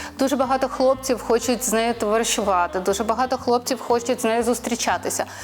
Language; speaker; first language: Ukrainian; non-native, local second language; Russian